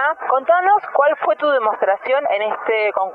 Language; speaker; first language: Spanish; native; Spanish